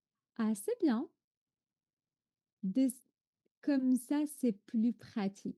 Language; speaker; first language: French; non-native, fluent; Arabic